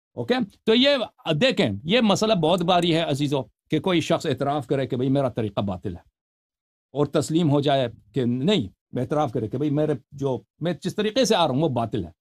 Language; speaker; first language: Urdu; non-native, fluent; Persian